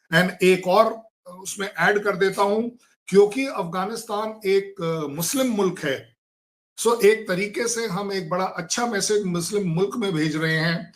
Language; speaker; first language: Hindi; native; Hindi